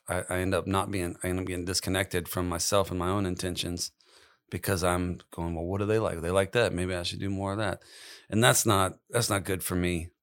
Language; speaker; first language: English; native; English